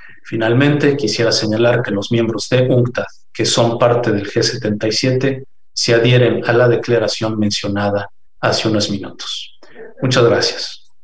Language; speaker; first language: Spanish; native; Spanish